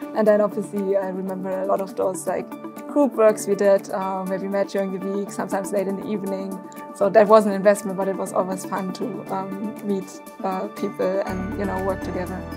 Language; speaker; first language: English; non-native, fluent; German